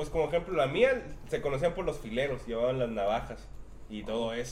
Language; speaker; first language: Spanish; native; Spanish